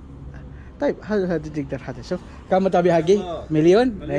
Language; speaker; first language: Arabic; non-native, learner; Indonesian